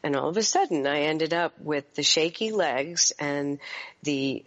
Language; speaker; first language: English; native; English